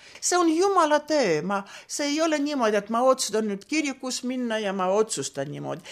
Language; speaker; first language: Estonian; non-native, local second language; Russian